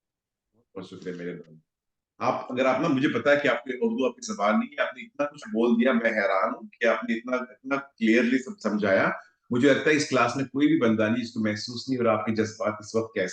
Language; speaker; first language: Hindi; native; Hindi